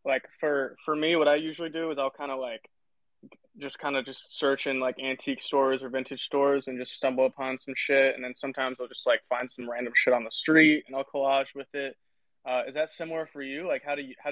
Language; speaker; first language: English; native; English